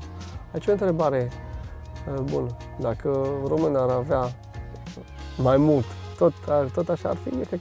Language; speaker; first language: Romanian; non-native, fluent; French